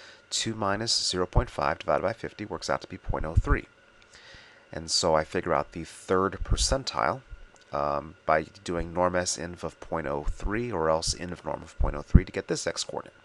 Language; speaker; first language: English; native; English